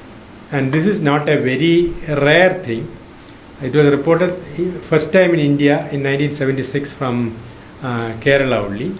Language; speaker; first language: English; non-native, local second language; Malayalam